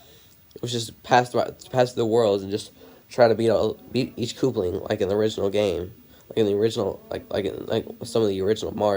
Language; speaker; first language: English; native; English